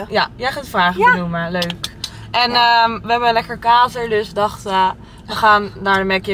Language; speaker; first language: Dutch; native; Dutch